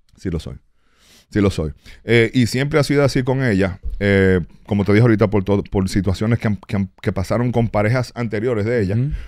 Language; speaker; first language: Spanish; early bilingual, heritage; Spanish